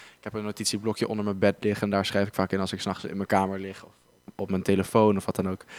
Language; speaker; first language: Dutch; native; Dutch